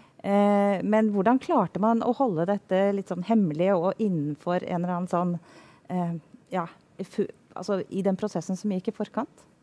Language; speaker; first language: Norwegian; native; Norwegian